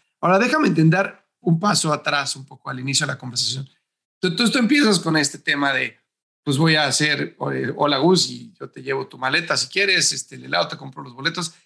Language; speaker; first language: Spanish; native; Spanish